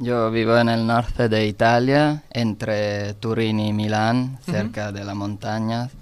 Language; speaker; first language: Spanish; non-native, learner; Italian